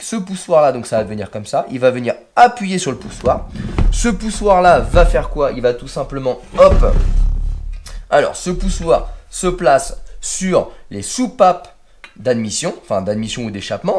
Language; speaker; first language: French; native; French